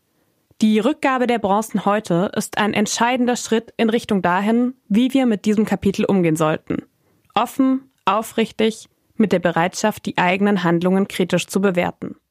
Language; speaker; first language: German; native; German